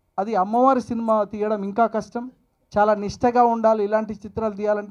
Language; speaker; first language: Telugu; native; Telugu